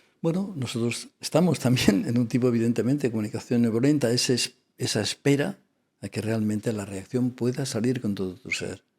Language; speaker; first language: Spanish; non-native, local second language; Catalan